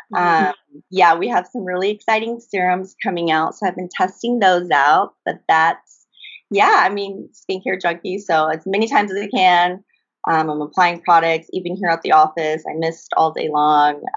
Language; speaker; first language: English; early bilingual, other home language; Japanese